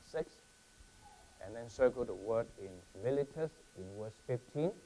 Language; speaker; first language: English; non-native, fluent; Chinese